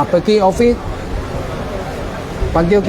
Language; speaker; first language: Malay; non-native, local second language; Cantonese